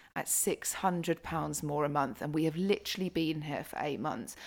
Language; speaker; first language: English; native; English